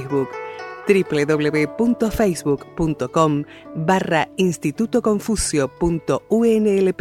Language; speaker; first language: Spanish; native; Spanish